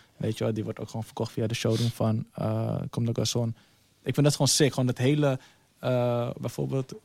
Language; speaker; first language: Dutch; early bilingual, other home language; Somali